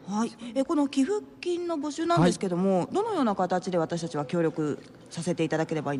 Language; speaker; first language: Japanese; native; Japanese